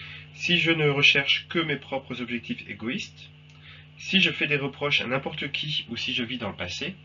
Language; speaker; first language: French; native; French